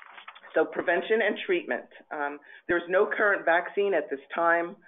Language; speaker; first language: English; native; English